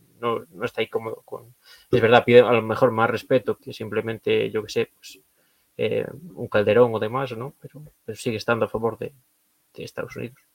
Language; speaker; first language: Spanish; native; Spanish